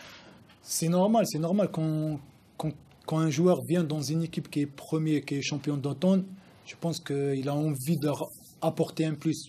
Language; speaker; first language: French; non-native, local second language; Arabic